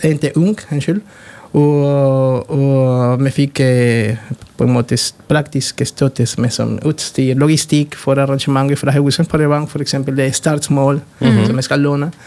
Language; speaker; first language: Norwegian; non-native, fluent; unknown